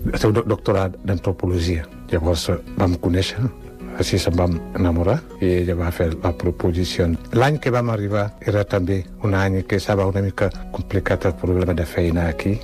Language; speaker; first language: Catalan; non-native, fluent; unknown